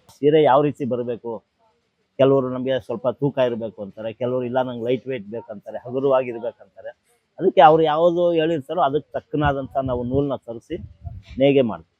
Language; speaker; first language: Kannada; non-native, local second language; Telugu